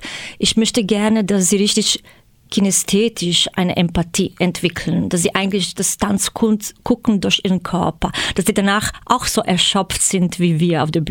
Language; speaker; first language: German; non-native, fluent; Croatian